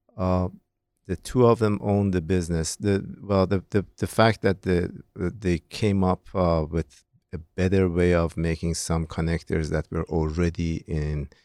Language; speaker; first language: English; non-native, fluent; Persian